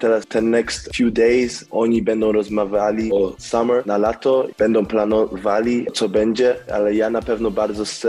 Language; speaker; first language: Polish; early bilingual, heritage; English